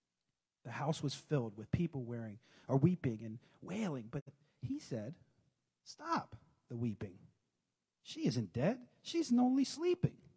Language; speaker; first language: English; native; English